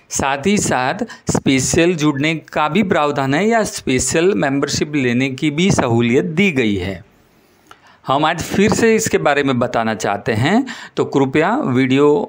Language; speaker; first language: Hindi; non-native, local second language; Gujarati